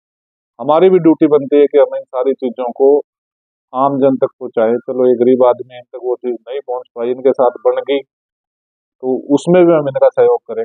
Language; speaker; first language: Hindi; native; Hindi